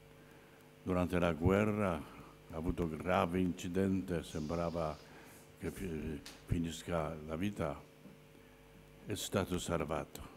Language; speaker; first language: Italian; non-native, fluent; Polish